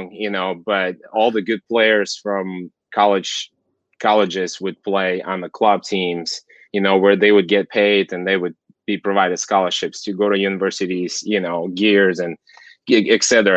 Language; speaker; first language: English; non-native, fluent; Kazakh